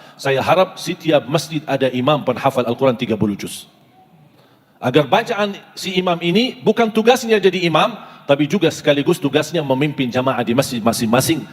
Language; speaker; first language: Malay; non-native, fluent; Arabic